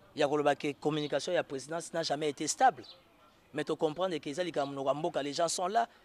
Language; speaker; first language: French; non-native, local second language; Lingala